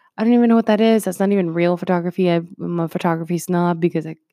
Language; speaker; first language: English; early bilingual, other home language; Spanish